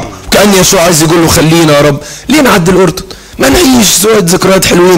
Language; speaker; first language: Arabic; native; Arabic